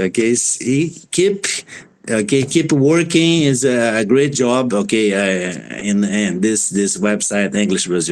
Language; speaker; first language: English; non-native, fluent; Portuguese